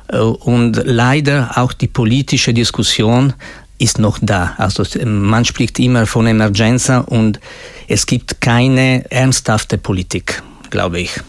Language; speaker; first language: German; non-native, fluent; Italian